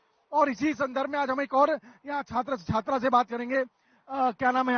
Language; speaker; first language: Hindi; native; Hindi